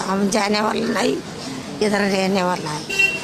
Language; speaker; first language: Hindi; non-native, local second language; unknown